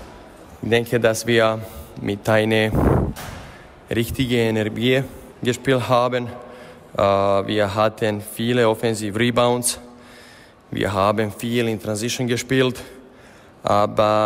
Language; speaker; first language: German; non-native, fluent; Serbian